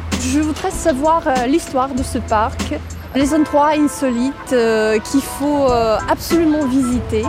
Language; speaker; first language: French; non-native, fluent; Russian